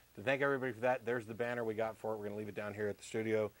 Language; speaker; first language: English; native; English